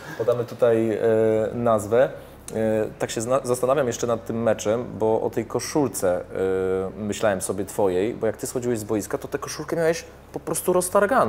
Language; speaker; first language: Polish; native; Polish